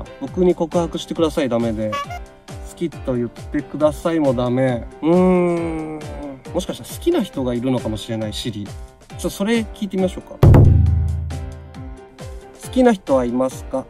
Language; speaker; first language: Japanese; native; Japanese